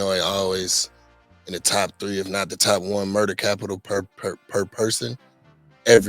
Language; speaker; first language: English; native; English